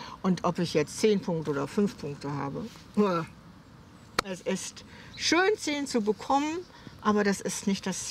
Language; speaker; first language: German; native; German